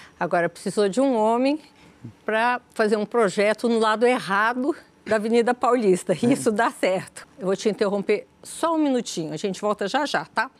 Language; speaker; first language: Portuguese; native; Portuguese